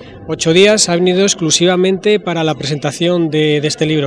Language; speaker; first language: Spanish; native; Spanish